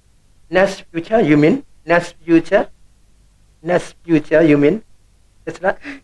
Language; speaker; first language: English; non-native, learner; Indonesian